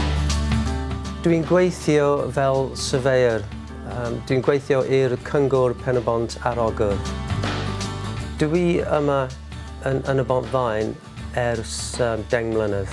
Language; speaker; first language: Welsh; non-native, learner; English